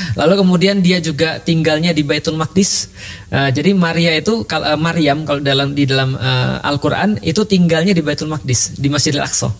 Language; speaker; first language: Indonesian; native; Indonesian